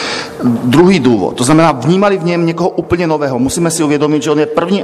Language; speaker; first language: Czech; native; Czech